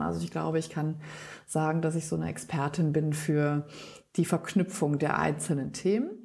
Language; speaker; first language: German; native; German